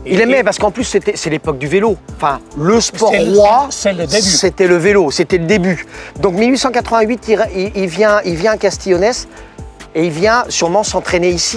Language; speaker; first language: French; native; French